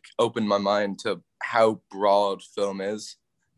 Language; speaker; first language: English; native; English